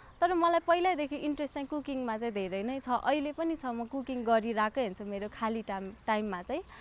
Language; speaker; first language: Nepali; native; Nepali